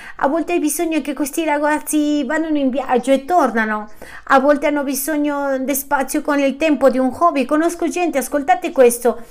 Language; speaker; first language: Italian; non-native, fluent; Spanish